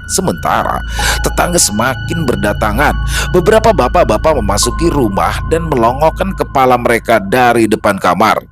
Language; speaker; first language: Indonesian; native; Indonesian